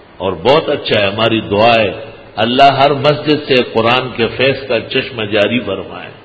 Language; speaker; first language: Urdu; non-native, local second language; Pashto